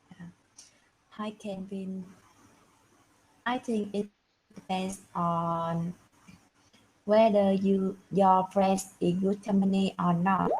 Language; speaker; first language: English; non-native, learner; Vietnamese